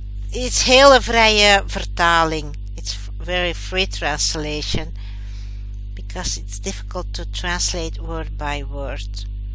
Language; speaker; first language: English; non-native, fluent; Dutch